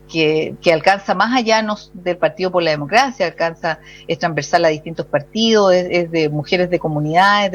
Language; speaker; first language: Spanish; native; Spanish